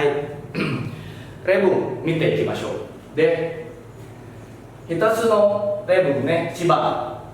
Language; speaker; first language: Japanese; non-native, fluent; Indonesian